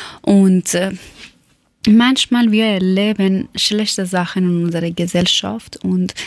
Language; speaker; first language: German; non-native, learner; Persian